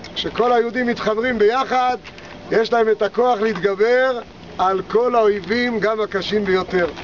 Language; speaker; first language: Hebrew; native; Hebrew